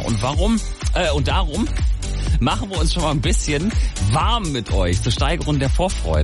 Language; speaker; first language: German; native; German